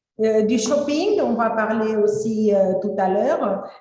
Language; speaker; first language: French; non-native, fluent; Spanish